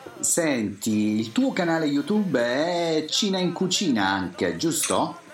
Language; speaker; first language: Italian; native; Italian